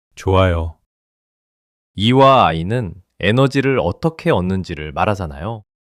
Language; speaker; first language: Korean; non-native, fluent; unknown